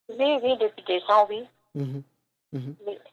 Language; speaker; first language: French; non-native, local second language; Morisyen